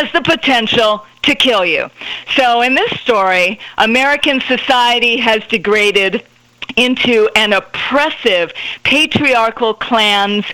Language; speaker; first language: English; native; English